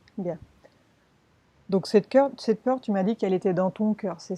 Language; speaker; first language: French; native; French